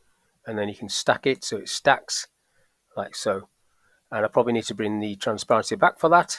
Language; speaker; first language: English; native; English